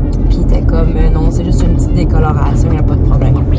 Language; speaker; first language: French; early bilingual, heritage; French